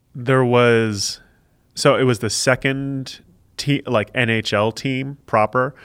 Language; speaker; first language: English; native; English